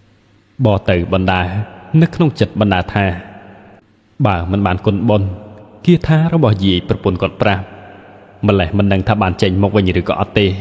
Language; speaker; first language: Khmer; native; Khmer